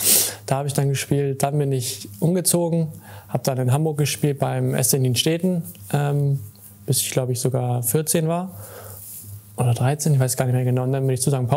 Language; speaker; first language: German; native; German